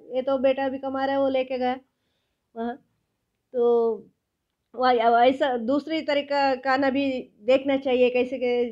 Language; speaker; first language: Hindi; non-native, local second language; Kannada